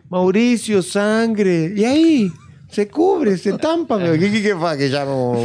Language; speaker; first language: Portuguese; non-native, fluent; Spanish